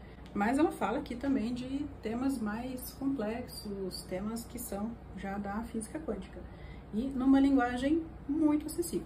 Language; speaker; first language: Portuguese; native; Portuguese